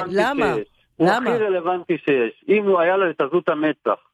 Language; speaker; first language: Hebrew; early bilingual, other home language; Turkish